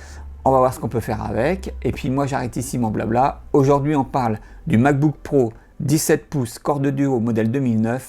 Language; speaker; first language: French; native; French